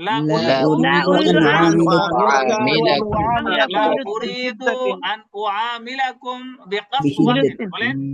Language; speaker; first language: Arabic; non-native, fluent; Bangla